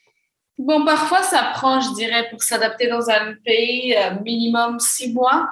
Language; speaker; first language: French; non-native, local second language; Arabic